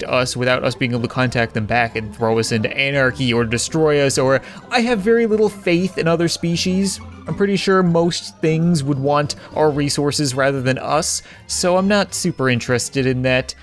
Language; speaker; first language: English; native; English